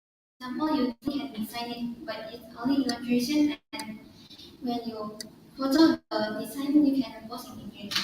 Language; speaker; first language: English; non-native, learner; Indonesian